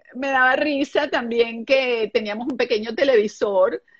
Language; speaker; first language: Spanish; non-native, local second language; German